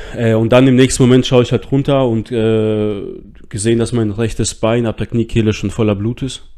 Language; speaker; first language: German; early bilingual, other home language; Russian